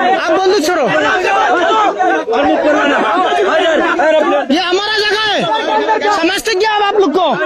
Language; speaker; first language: Hindi; non-native, learner; Bangla